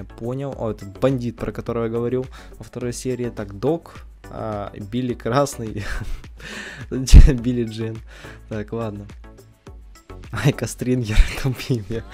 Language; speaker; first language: Russian; native; Russian